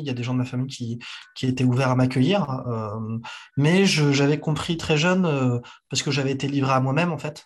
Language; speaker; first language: French; native; French